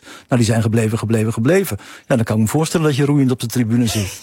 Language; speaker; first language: Dutch; native; Dutch